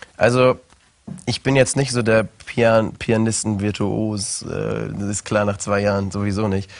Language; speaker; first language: German; native; German